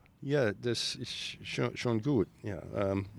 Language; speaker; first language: German; early bilingual, heritage; German